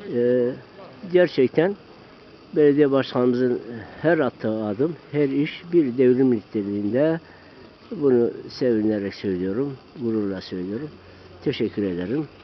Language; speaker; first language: Turkish; non-native, local second language; Zaza